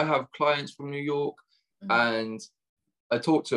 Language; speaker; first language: English; native; English